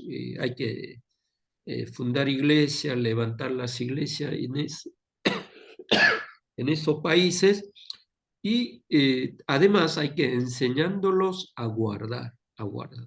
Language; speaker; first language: Spanish; non-native, fluent; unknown